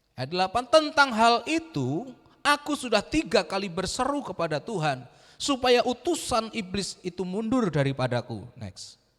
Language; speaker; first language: Indonesian; native; Indonesian